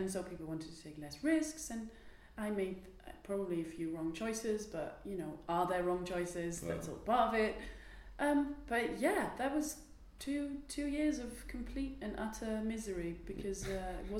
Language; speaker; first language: English; non-native, fluent; Dutch